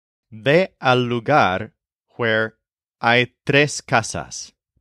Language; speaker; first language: Spanish; non-native, fluent; English